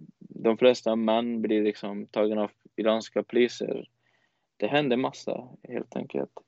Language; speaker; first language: Swedish; non-native, fluent; Persian